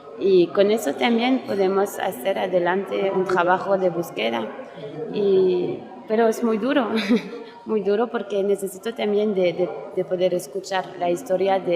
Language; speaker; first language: Spanish; non-native, learner; French